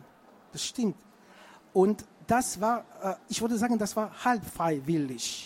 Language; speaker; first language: German; non-native, fluent; Russian